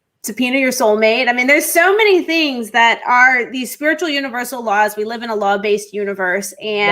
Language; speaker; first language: English; native; English